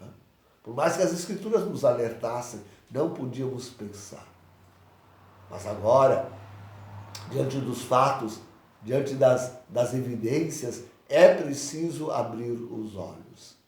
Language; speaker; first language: Portuguese; native; Portuguese